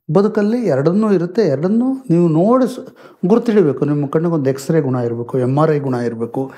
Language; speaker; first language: Kannada; native; Kannada